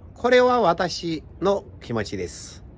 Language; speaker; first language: Japanese; non-native, fluent; Chinese